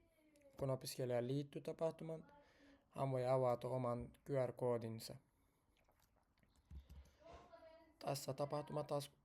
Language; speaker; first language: Finnish; non-native, learner; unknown